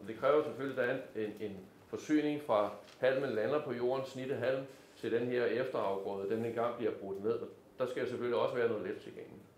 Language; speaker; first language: Danish; native; Danish